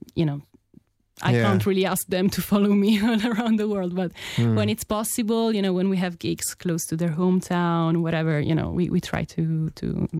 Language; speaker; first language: English; non-native, fluent; Italian